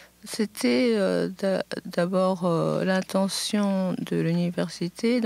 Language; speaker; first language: French; non-native, fluent; Japanese